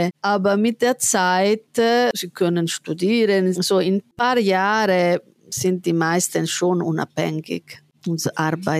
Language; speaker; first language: German; non-native, fluent; Italian